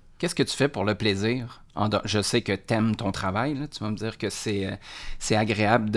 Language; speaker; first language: French; native; French